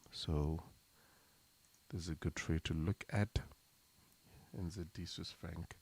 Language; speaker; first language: English; native; English